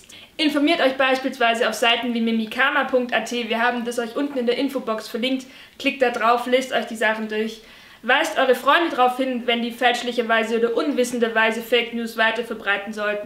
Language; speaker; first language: German; native; German